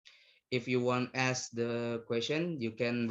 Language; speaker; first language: English; non-native, learner; Indonesian